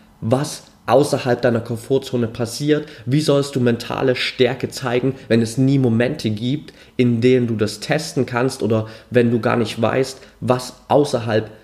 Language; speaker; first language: German; native; German